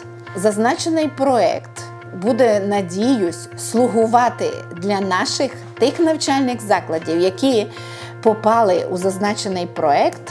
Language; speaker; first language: Ukrainian; native; Ukrainian